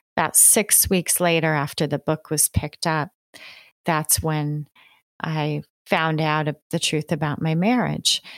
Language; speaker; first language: English; native; English